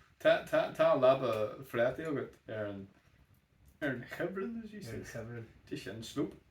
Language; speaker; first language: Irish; native; Irish